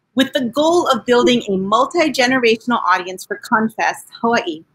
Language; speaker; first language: English; native; English